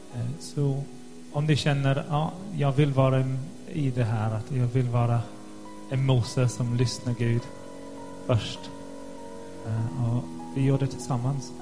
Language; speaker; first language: Swedish; non-native, fluent; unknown